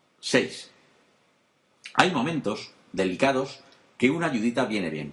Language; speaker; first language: Spanish; native; Spanish